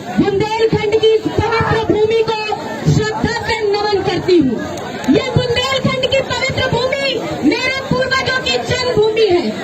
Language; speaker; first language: Hindi; native; Hindi